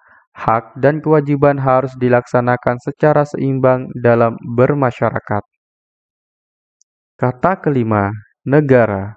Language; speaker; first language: Indonesian; native; Indonesian